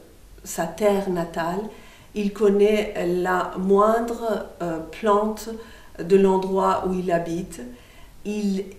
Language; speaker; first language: French; non-native, fluent; Persian